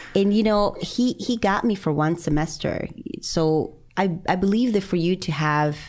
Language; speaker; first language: English; non-native, fluent; Spanish